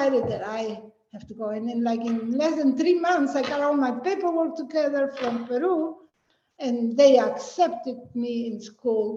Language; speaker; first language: English; non-native, fluent; Spanish